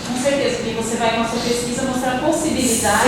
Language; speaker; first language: Portuguese; native; Portuguese